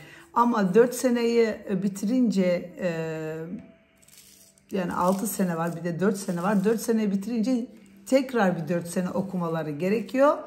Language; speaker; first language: Turkish; early bilingual, heritage; Turkish